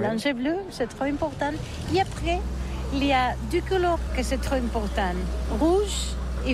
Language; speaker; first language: French; non-native, learner; Catalan